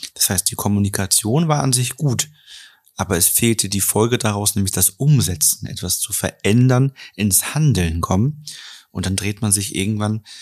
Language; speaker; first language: German; native; German